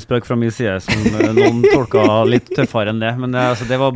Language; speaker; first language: Norwegian; native; Norwegian